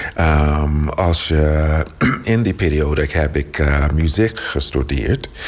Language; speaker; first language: Dutch; non-native, learner; English